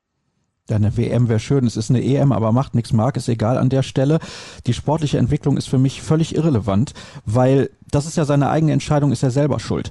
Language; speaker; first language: German; native; German